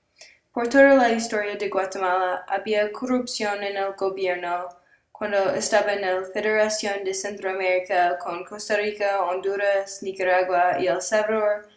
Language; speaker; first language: Spanish; non-native, learner; English